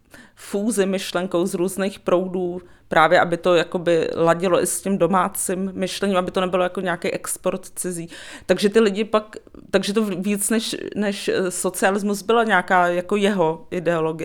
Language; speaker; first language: Czech; native; Czech